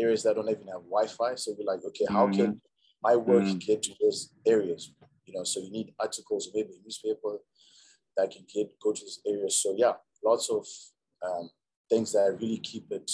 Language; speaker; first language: English; non-native, local second language; Shona